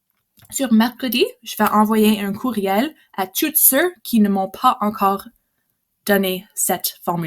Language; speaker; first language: French; non-native, local second language; English